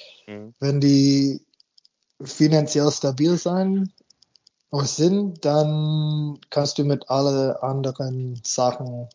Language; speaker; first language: German; non-native, fluent; English